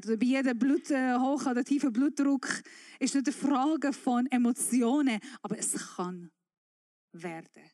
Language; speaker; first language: German; non-native, fluent; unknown